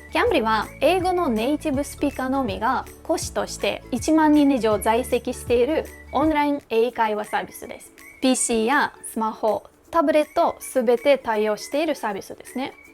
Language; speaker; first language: Japanese; non-native, fluent; Russian